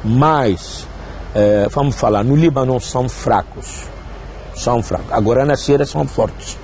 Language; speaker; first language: Portuguese; non-native, fluent; Arabic